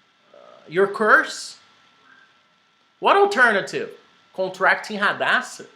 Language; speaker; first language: English; non-native, fluent; Portuguese